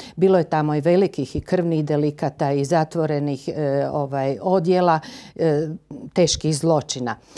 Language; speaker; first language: Croatian; native; Croatian